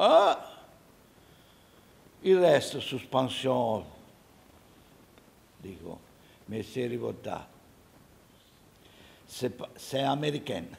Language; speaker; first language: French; non-native, learner; Italian